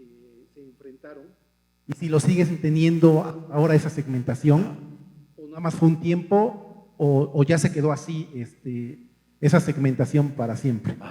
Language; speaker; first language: Spanish; native; Spanish